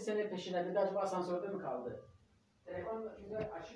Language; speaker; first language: Turkish; native; Turkish